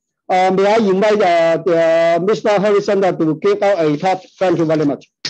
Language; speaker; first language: English; non-native, local second language; Cantonese